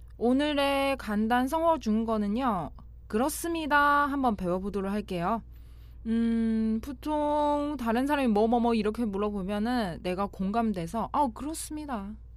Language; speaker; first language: Korean; non-native, fluent; Chinese